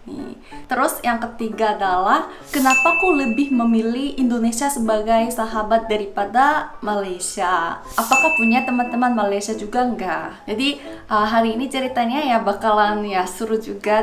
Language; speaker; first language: Indonesian; non-native, fluent; Korean